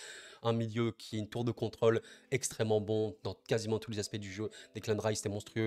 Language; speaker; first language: French; native; French